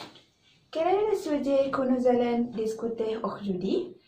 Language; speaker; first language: French; non-native, learner; Malay